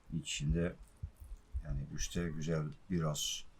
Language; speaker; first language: Turkish; non-native, fluent; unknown